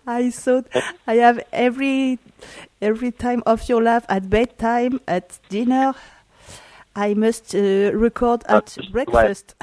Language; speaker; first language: English; non-native, learner; French